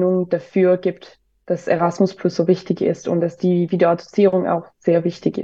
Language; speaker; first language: German; non-native, local second language; French